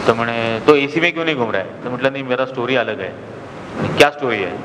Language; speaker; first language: Hindi; non-native, local second language; Marathi